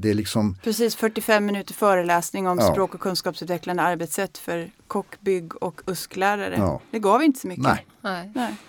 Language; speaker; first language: Swedish; native; Swedish